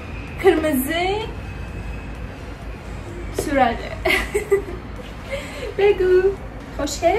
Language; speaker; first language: Persian; non-native, learner; Turkish